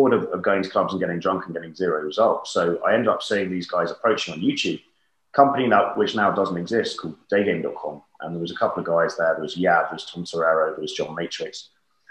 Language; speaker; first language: English; native; English